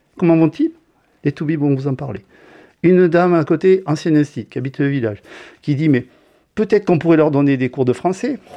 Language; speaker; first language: French; native; French